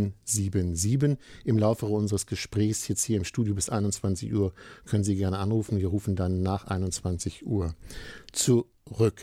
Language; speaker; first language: German; native; German